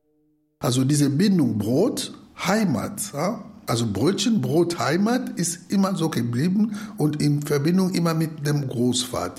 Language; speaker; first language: German; non-native, fluent; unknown